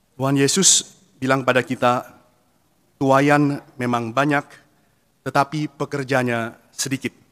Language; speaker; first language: Indonesian; native; Indonesian